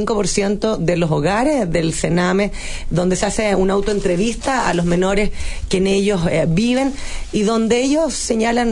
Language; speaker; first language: Spanish; native; Spanish